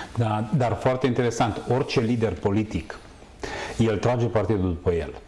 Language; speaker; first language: Romanian; native; Romanian